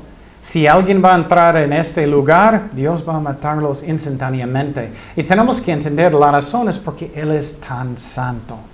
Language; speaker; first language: Spanish; non-native, fluent; English